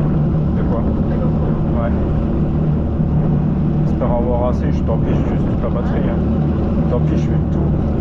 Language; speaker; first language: French; native; French